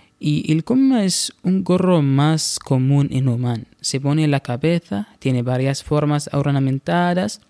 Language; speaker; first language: Spanish; non-native, fluent; Arabic